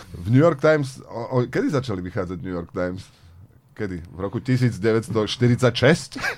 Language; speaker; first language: Slovak; native; Slovak